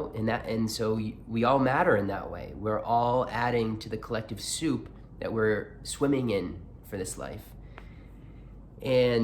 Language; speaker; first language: English; native; English